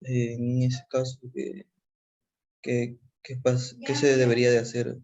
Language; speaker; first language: Spanish; native; Spanish